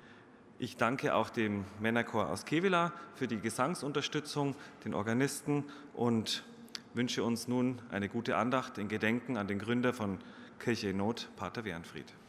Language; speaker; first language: German; native; German